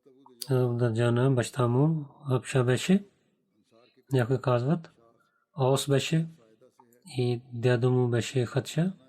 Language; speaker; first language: Bulgarian; non-native, learner; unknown